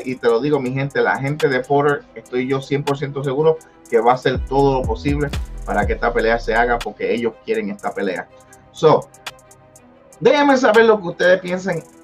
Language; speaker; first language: Spanish; early bilingual, heritage; Spanish